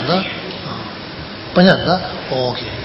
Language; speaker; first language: Russian; non-native, learner; Tibetan